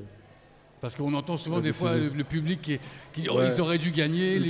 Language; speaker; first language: French; native; French